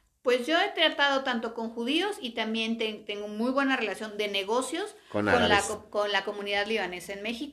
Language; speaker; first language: Spanish; native; Spanish